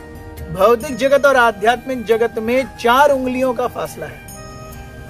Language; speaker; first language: Hindi; native; Hindi